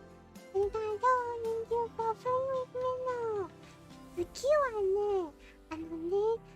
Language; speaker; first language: Japanese; non-native, learner; English